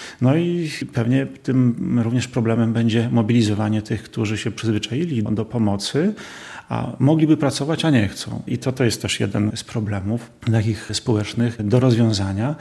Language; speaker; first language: Polish; native; Polish